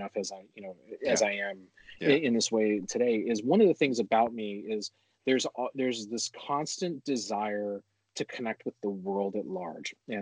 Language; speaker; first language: English; native; English